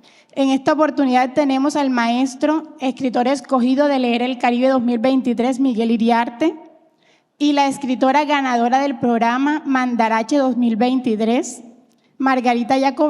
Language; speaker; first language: Spanish; native; Spanish